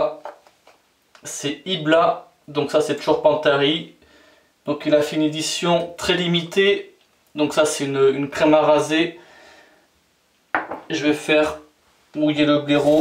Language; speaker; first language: French; native; French